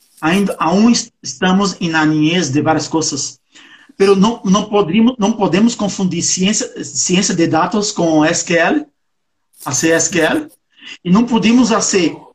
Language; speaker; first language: Portuguese; non-native, learner; Spanish